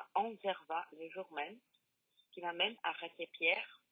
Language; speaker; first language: French; non-native, fluent; Polish